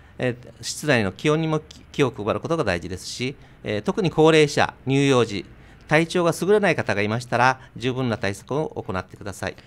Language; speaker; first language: Japanese; native; Japanese